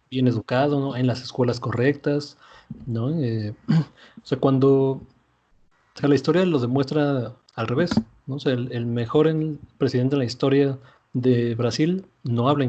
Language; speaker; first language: Spanish; native; Spanish